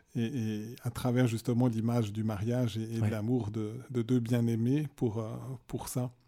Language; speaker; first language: French; native; French